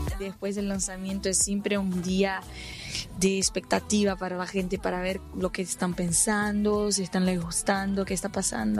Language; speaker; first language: Spanish; non-native, fluent; Portuguese